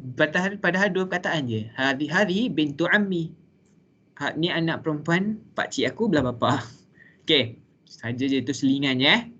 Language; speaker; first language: Malay; native; Malay